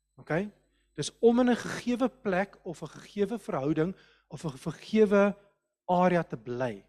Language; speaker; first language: Afrikaans; native; Afrikaans